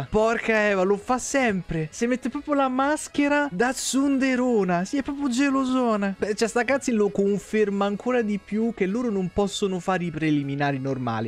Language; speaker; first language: Italian; native; Italian